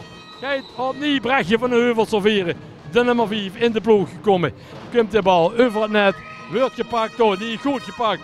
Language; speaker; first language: Dutch; native; Dutch